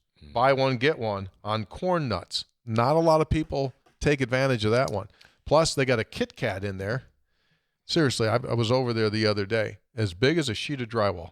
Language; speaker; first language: English; native; English